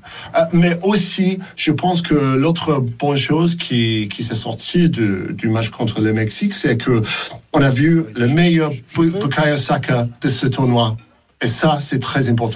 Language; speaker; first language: French; non-native, fluent; English